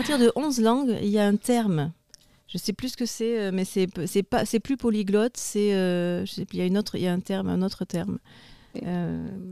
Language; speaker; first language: French; native; French